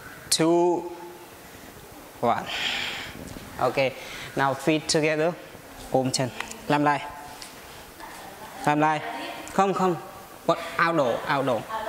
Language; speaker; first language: Vietnamese; non-native, learner; Hindi